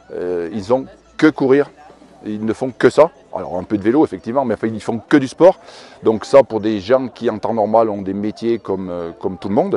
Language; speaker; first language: French; native; French